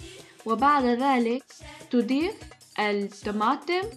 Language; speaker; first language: Arabic; non-native, learner; English